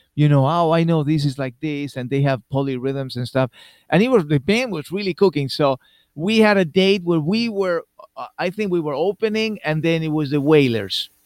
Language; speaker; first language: English; non-native, fluent; Spanish